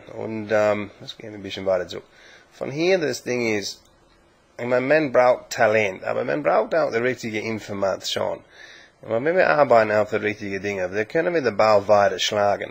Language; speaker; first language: German; non-native, learner; English